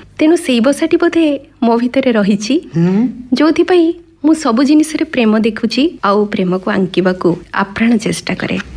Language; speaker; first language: Odia; native; Odia